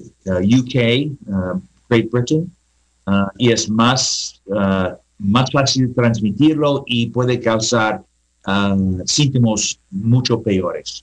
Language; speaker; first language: Spanish; non-native, learner; English